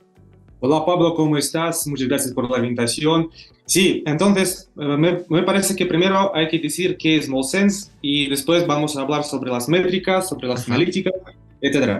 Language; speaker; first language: Spanish; non-native, fluent; Russian